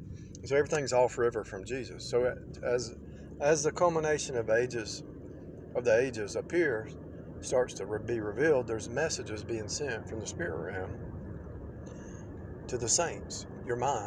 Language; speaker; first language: English; native; English